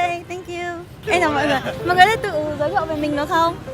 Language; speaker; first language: Vietnamese; native; Vietnamese